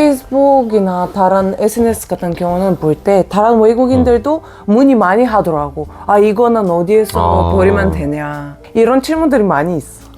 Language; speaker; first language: Korean; non-native, fluent; Bulgarian